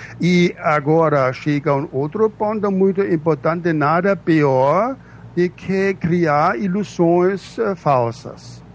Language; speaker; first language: Portuguese; non-native, fluent; German